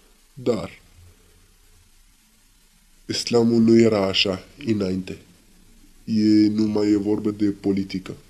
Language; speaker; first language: Romanian; non-native, learner; Arabic